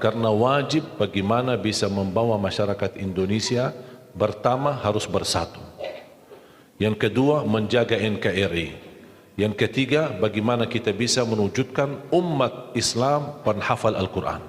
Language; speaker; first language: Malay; non-native, fluent; Arabic